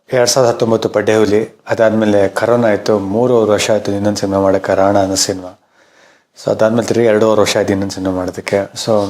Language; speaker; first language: Kannada; native; Kannada